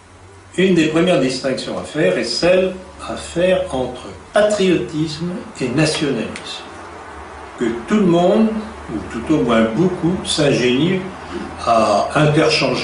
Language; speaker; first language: French; native; French